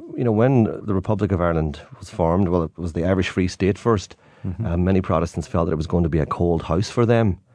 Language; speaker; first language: English; native; English